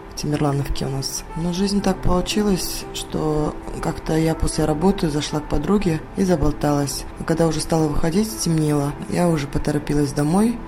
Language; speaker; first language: Russian; non-native, local second language; Kazakh